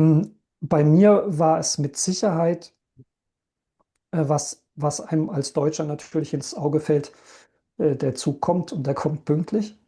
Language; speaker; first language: German; native; German